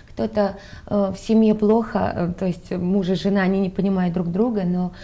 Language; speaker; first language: Russian; non-native, local second language; Armenian